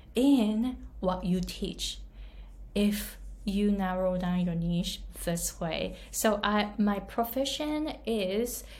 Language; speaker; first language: English; non-native, fluent; Japanese